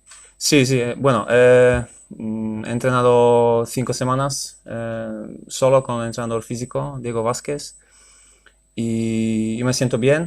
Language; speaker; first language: Spanish; non-native, fluent; Polish